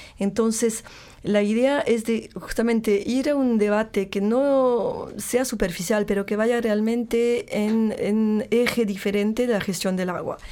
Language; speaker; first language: Spanish; non-native, fluent; French